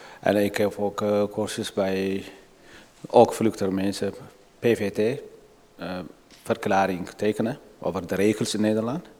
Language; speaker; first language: Dutch; non-native, learner; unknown